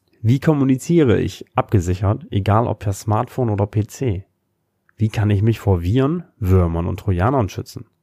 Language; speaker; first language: German; native; German